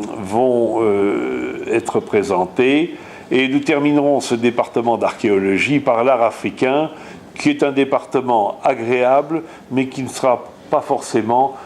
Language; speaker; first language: French; native; French